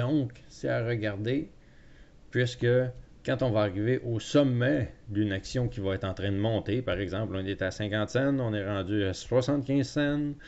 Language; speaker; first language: French; native; French